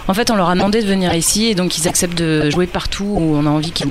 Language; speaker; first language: French; native; French